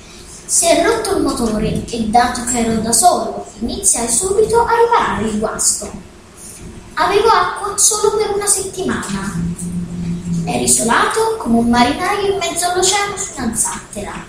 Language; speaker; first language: Italian; native; Italian